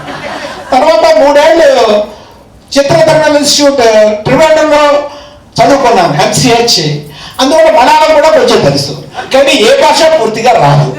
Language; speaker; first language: Telugu; native; Telugu